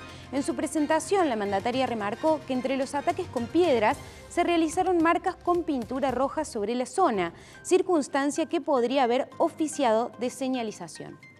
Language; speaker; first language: Spanish; native; Spanish